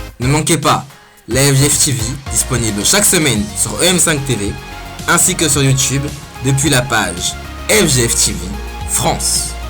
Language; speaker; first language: French; native; French